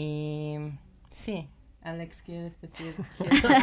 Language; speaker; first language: Spanish; non-native, learner; Persian